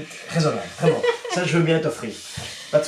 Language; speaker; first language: French; native; French